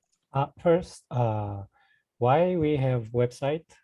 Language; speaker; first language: English; non-native, fluent; Korean